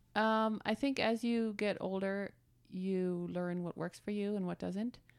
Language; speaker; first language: English; early bilingual, other home language; German